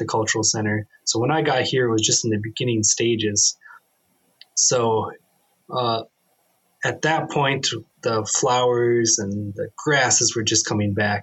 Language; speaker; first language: English; native; English